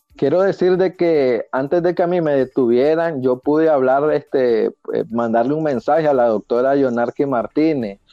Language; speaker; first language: Spanish; native; Spanish